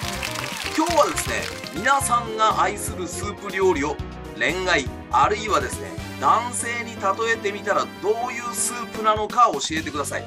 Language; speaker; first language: Japanese; native; Japanese